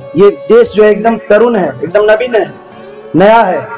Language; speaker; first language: Hindi; native; Hindi